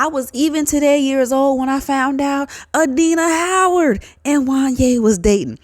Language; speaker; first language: English; native; English